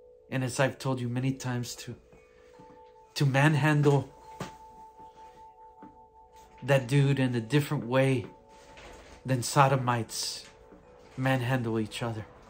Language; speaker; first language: English; native; English